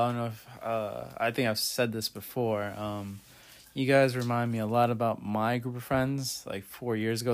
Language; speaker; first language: English; native; English